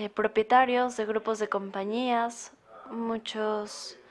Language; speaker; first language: Spanish; non-native, fluent; German